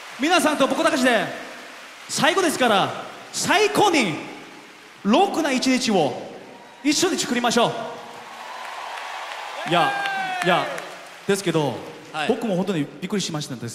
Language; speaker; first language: Japanese; non-native, fluent; Korean